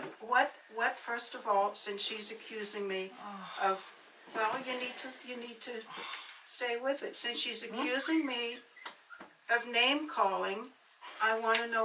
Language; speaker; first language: English; native; English